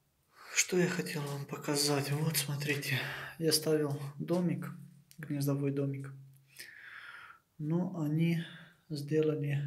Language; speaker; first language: Russian; non-native, local second language; Romanian